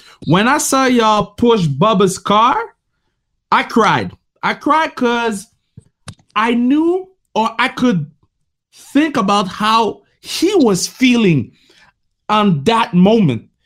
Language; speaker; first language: English; non-native, fluent; French